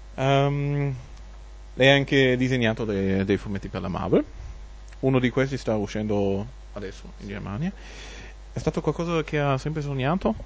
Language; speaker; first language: Italian; non-native, fluent; German